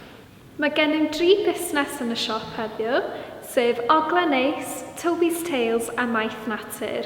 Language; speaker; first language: Welsh; native; Welsh